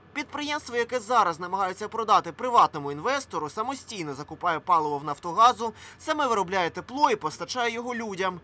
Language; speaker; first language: Ukrainian; native; Ukrainian